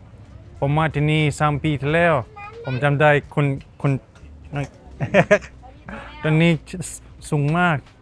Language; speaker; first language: Thai; non-native, learner; Russian